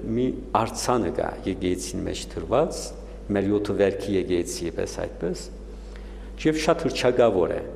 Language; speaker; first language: Armenian; native; Armenian